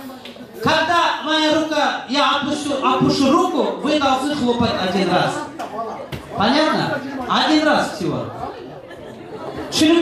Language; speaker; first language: Russian; non-native, local second language; Kyrgyz